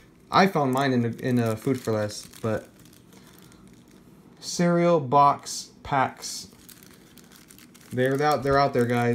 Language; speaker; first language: English; native; English